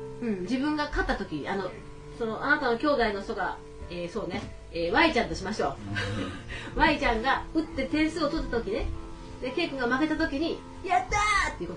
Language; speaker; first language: Japanese; native; Japanese